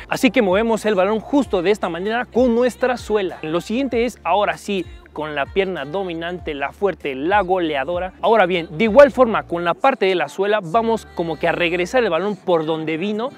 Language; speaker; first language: Spanish; native; Spanish